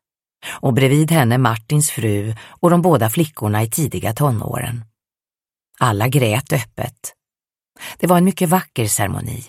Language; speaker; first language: Swedish; native; Swedish